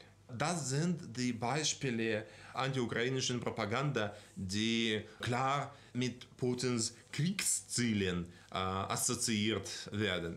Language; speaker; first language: German; non-native, fluent; Russian